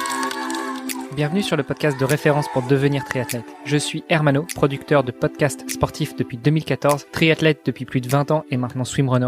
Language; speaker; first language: French; native; French